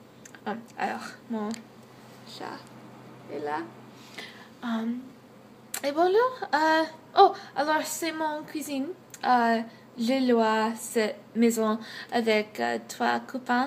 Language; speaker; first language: French; non-native, learner; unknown